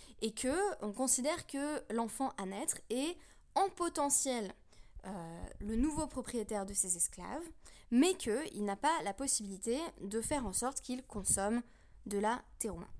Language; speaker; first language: French; native; French